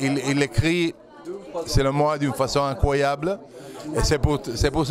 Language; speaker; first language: French; non-native, fluent; Italian